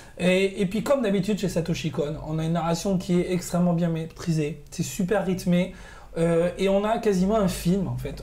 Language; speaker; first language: French; native; French